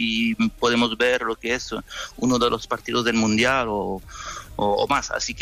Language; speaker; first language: Spanish; non-native, fluent; French